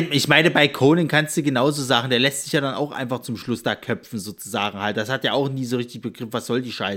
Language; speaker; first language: German; native; German